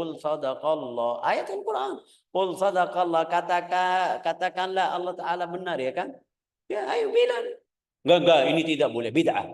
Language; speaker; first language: Indonesian; non-native, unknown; Arabic